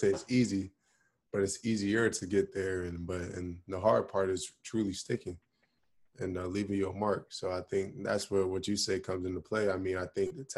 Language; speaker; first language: English; native; English